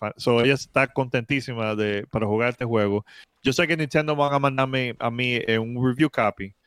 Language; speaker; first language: Spanish; early bilingual, heritage; Spanish